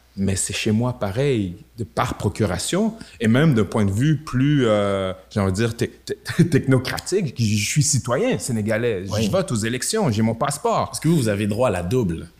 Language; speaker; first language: French; native; French